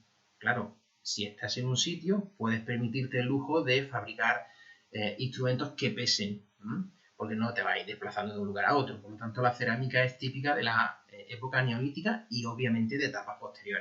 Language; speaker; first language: Spanish; native; Spanish